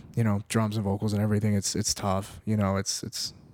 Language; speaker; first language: English; native; English